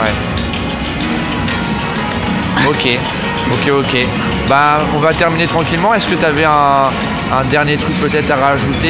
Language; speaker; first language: French; native; French